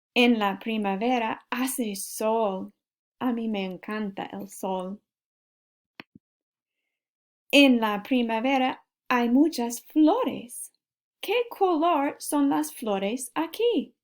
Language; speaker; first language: Spanish; non-native, fluent; English